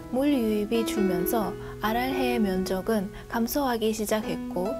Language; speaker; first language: Korean; non-native, fluent; Uzbek